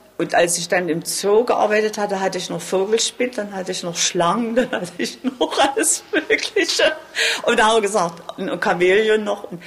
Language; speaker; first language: German; native; German